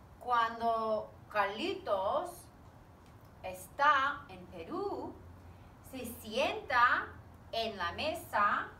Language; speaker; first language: Spanish; non-native, fluent; English